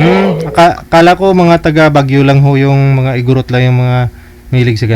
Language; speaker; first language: Filipino; native; Filipino